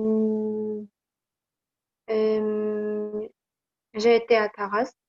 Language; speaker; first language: French; non-native, learner; Kazakh